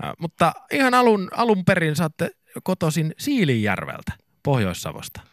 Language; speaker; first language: Finnish; native; Finnish